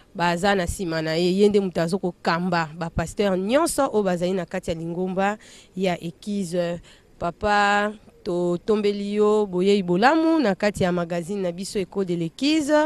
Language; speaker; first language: Lingala; non-native, local second language; Kongo